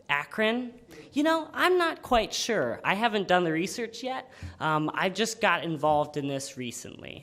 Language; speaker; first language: English; native; English